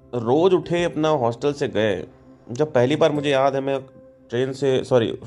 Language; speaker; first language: Hindi; native; Hindi